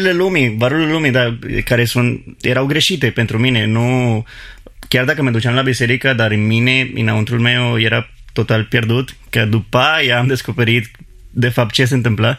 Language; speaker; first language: Romanian; non-native, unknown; Spanish